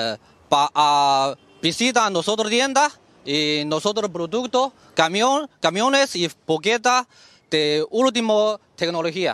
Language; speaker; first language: Spanish; non-native, learner; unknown